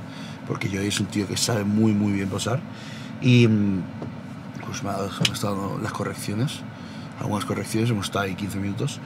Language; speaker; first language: Spanish; native; Spanish